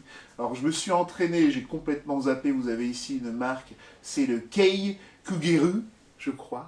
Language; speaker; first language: French; native; French